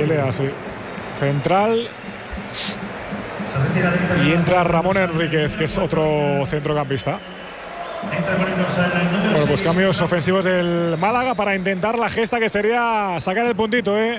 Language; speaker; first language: Spanish; native; Spanish